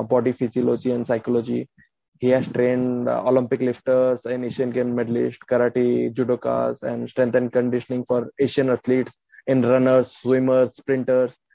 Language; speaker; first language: English; non-native, local second language; Hindi